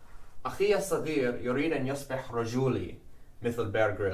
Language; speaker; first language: Arabic; non-native, learner; English